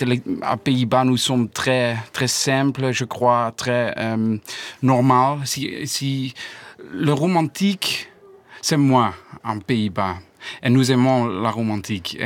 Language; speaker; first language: French; non-native, learner; Dutch